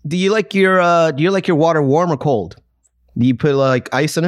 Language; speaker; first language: English; native; English